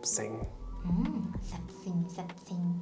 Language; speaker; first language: Vietnamese; native; Vietnamese